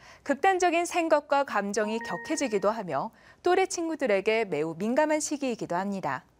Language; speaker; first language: Korean; native; Korean